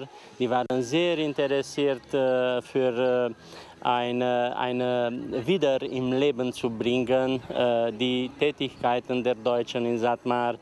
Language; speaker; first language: German; non-native, local second language; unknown